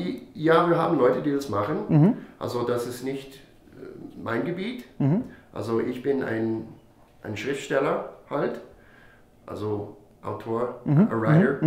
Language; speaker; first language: German; non-native, fluent; English